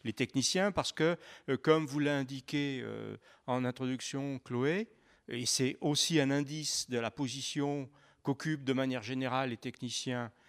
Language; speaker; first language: French; native; French